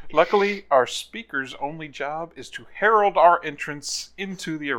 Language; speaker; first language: English; native; English